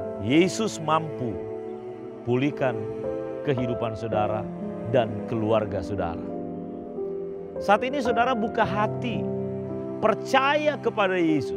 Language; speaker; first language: Indonesian; native; Indonesian